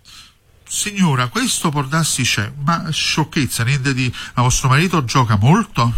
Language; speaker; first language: Italian; native; Italian